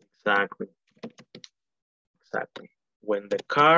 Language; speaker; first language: English; non-native, fluent; Spanish